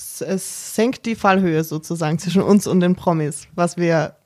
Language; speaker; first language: German; native; German